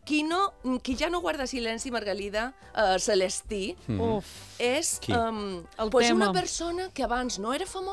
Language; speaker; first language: Catalan; native; Catalan